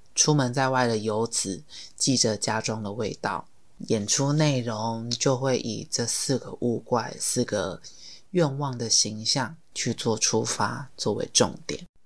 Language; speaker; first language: Chinese; native; Chinese